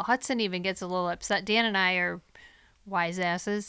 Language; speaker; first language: English; native; English